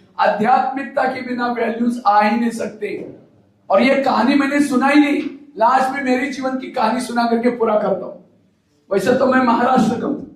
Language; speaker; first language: Hindi; non-native, local second language; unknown